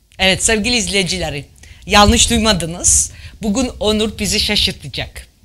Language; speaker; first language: Turkish; non-native, fluent; Georgian